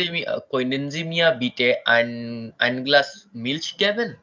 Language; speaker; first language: German; non-native, learner; Bangla